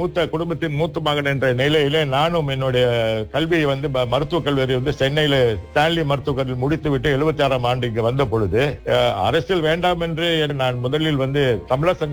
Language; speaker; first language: Tamil; early bilingual, heritage; Tamil